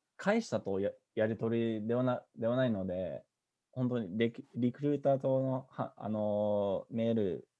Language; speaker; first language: Japanese; non-native, fluent; English